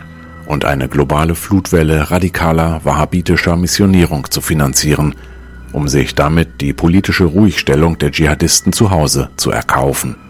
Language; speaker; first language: German; native; German